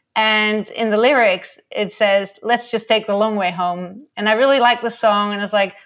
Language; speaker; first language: English; non-native, fluent; Dutch